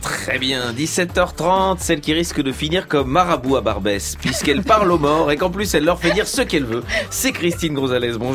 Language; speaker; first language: French; native; French